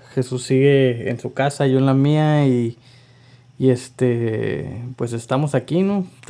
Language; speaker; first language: Spanish; native; Spanish